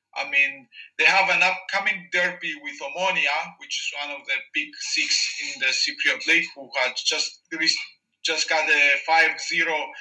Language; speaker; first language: English; non-native, fluent; Greek